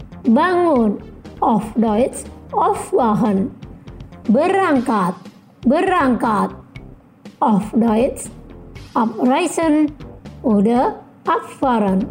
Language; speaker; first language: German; non-native, fluent; Indonesian